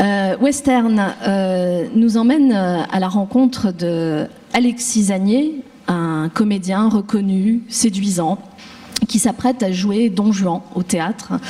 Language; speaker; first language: French; native; French